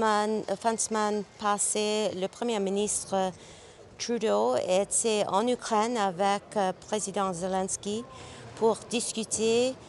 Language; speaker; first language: French; non-native, local second language; English